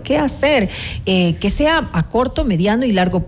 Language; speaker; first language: Spanish; native; Spanish